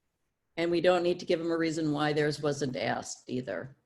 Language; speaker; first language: English; native; English